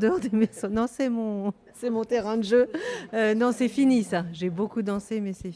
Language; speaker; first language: French; native; French